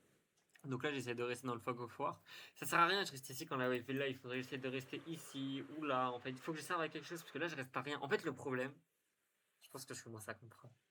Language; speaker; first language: French; native; French